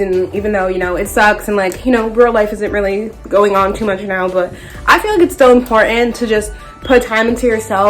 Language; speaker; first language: English; native; English